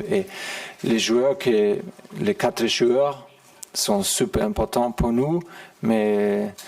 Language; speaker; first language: French; non-native, fluent; German